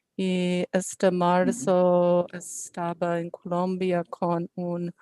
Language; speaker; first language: Spanish; non-native, learner; English